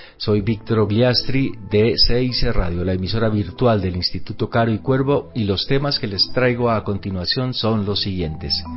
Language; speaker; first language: Spanish; native; Spanish